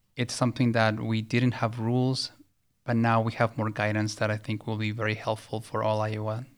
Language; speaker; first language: English; early bilingual, other home language; Spanish